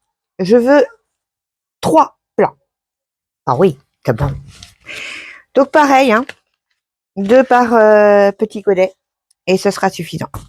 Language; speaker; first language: French; native; French